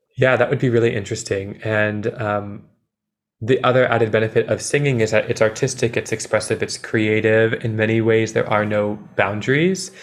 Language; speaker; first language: English; native; English